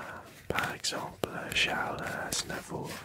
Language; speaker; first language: French; non-native, local second language; Dutch